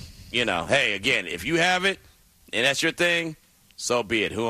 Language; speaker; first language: English; native; English